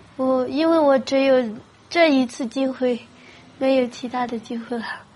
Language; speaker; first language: Chinese; non-native, local second language; Tibetan